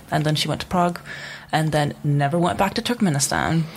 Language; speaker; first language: English; non-native, fluent; Czech